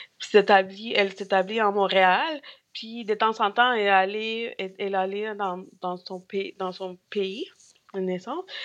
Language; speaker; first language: French; non-native, fluent; Spanish